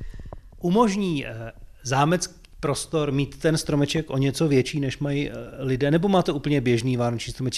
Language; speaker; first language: Czech; native; Czech